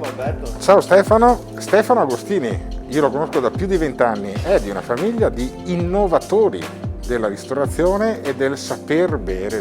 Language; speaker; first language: Italian; native; Italian